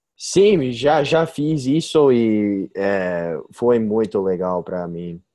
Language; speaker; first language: Portuguese; non-native, learner; English